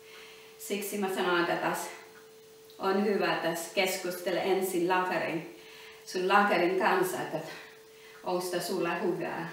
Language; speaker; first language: Finnish; non-native, learner; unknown